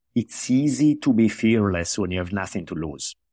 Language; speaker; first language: English; non-native, fluent; Italian